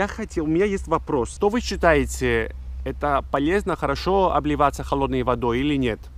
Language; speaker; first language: Russian; non-native, fluent; Greek